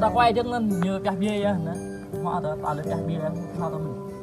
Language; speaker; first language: Vietnamese; native; Vietnamese